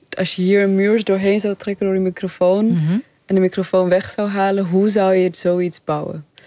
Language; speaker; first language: Dutch; early bilingual, other home language; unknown